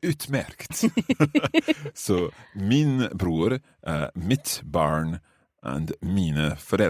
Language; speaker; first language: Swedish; non-native, learner; English